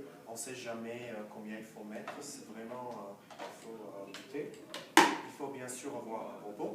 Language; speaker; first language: French; non-native, fluent; Hebrew